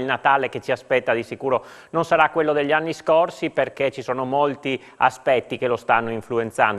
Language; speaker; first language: Italian; native; Italian